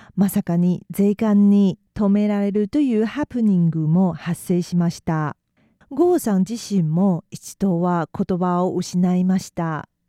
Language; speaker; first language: Japanese; non-native, fluent; Chinese